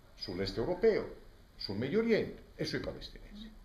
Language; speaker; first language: Italian; native; Italian